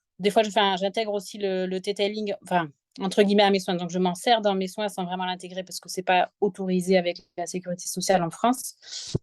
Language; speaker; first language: French; native; French